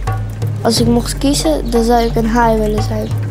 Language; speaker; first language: Dutch; early bilingual, other home language; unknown